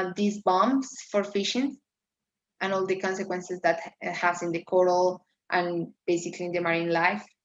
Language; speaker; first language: English; non-native, fluent; Spanish